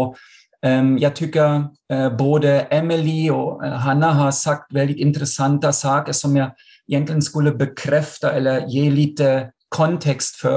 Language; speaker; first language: Swedish; non-native, fluent; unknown